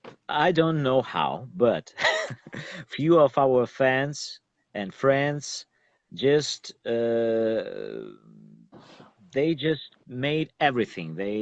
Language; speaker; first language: English; non-native, learner; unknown